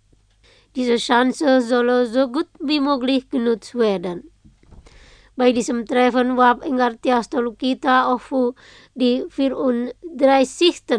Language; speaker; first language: German; non-native, fluent; Indonesian